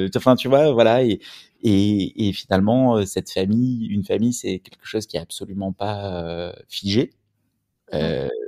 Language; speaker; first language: French; native; French